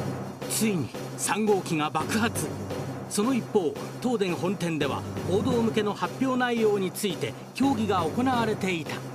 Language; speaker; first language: Japanese; native; Japanese